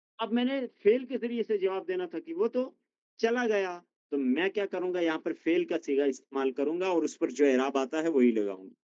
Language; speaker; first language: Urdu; native; Urdu